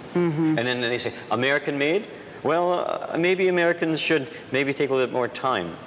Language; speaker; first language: English; native; English